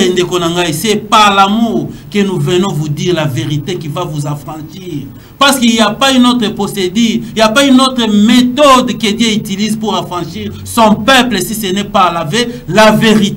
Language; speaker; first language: French; non-native, local second language; Lingala